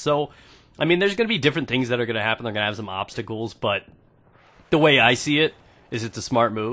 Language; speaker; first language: English; native; English